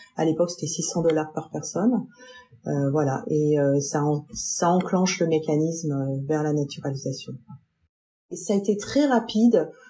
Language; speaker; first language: French; native; French